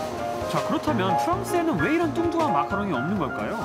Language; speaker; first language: Korean; native; Korean